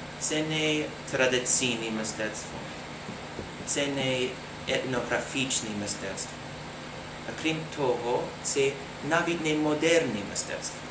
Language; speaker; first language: Ukrainian; non-native, learner; English